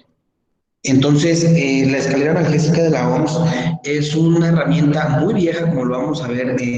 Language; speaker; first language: Spanish; native; Spanish